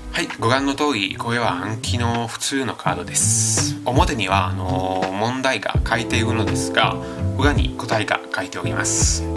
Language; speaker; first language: Japanese; non-native, fluent; Italian